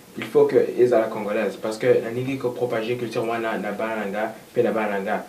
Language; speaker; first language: Lingala; early bilingual, heritage; Lingala